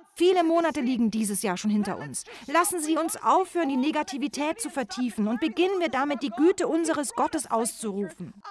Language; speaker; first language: German; non-native, fluent; English